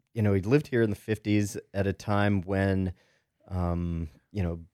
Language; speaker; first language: English; native; English